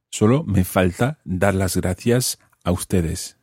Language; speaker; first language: Spanish; non-native, fluent; English